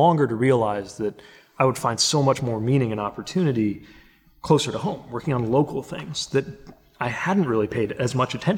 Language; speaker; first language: English; native; English